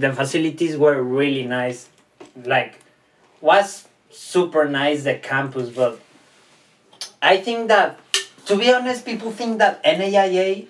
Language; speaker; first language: English; non-native, fluent; Spanish